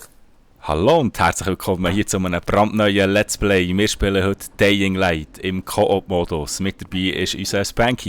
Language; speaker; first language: German; native; German